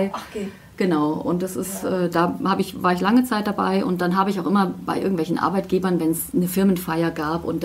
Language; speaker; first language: German; native; German